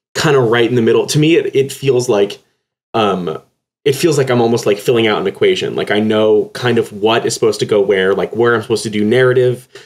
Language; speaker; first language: English; native; English